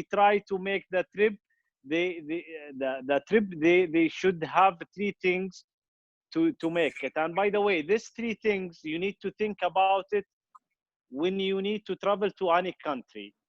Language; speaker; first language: English; non-native, fluent; Arabic